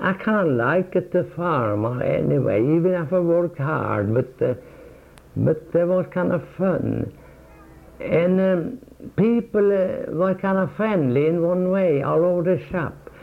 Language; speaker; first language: English; non-native, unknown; Swedish